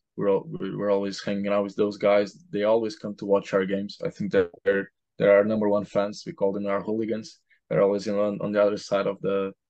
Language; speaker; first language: English; non-native, fluent; Portuguese